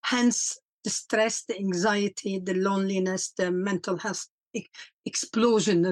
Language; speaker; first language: English; non-native, fluent; Arabic